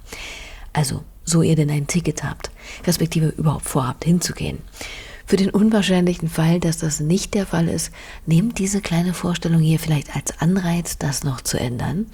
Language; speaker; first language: German; native; German